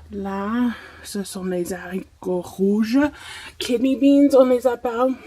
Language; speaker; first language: French; non-native, fluent; English